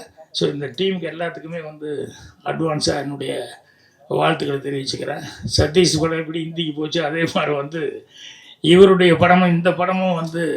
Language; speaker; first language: Tamil; native; Tamil